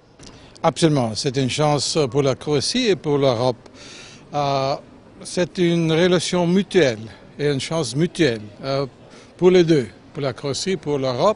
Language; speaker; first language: French; non-native, fluent; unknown